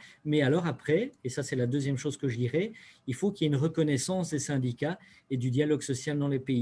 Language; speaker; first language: French; native; French